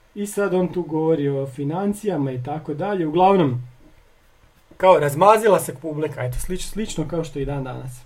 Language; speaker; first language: Croatian; native; Croatian